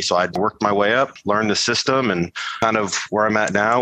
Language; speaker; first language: English; native; English